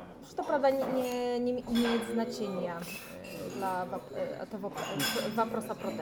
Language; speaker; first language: Russian; non-native, learner; Polish